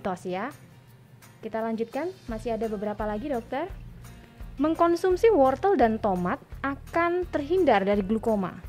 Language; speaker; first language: Indonesian; native; Indonesian